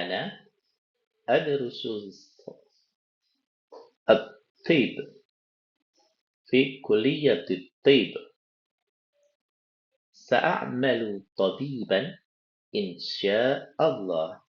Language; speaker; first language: Arabic; non-native, fluent; Indonesian